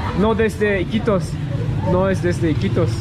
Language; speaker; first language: Spanish; non-native, learner; Turkish